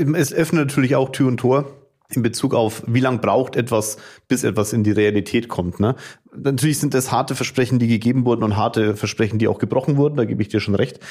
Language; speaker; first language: German; native; German